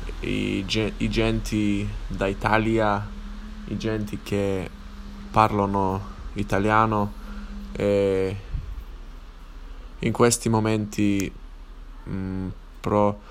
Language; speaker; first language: Italian; non-native, learner; English